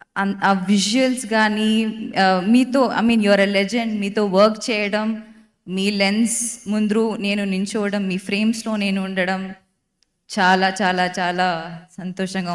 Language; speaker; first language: Telugu; non-native, learner; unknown